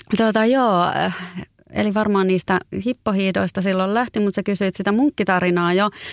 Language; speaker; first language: Finnish; native; Finnish